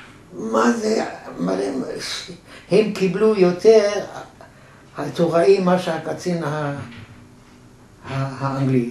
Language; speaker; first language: Hebrew; non-native, fluent; German